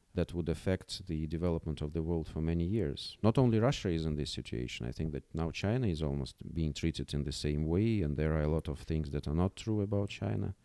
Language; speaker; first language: English; non-native, fluent; Russian